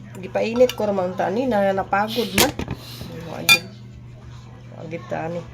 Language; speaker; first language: Cebuano; native; Cebuano